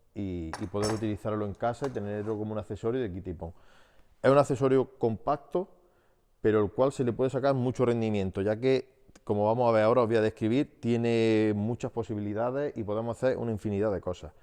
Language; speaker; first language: Spanish; native; Spanish